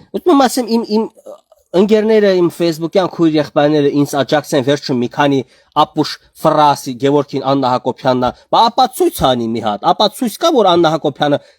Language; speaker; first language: Armenian; native; Armenian